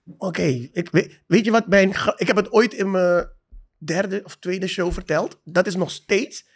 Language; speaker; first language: Dutch; native; Dutch